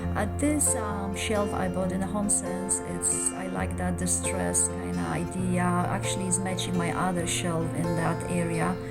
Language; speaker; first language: English; non-native, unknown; Polish